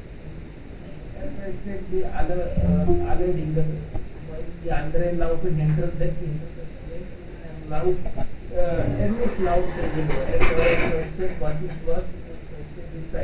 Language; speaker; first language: German; non-native, learner; Hindi